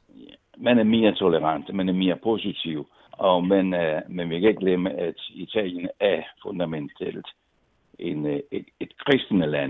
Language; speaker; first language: Danish; non-native, fluent; Italian